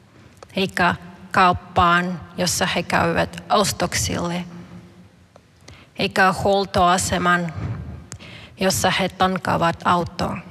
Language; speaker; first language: Finnish; non-native, fluent; Ukrainian